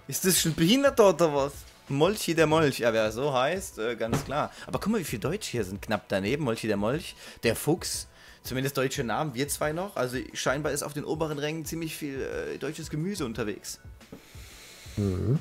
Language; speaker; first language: German; native; German